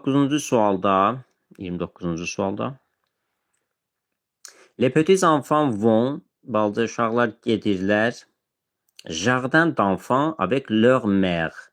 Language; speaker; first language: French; non-native, fluent; Azerbaijani